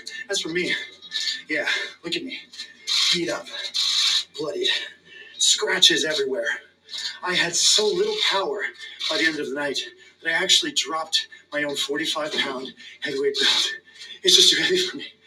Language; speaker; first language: English; native; English